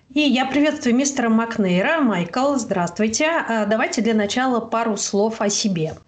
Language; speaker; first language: Russian; native; Russian